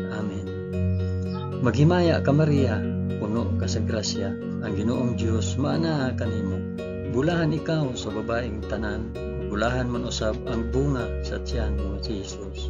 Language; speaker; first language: Cebuano; non-native, local second language; Hiligaynon